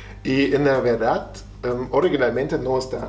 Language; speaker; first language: Spanish; non-native, fluent; German